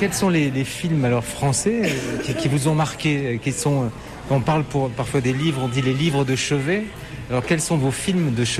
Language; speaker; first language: French; native; French